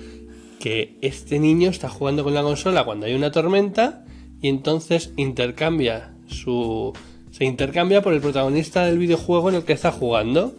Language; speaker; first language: Spanish; native; Spanish